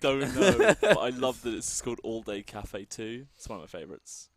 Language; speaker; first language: English; native; English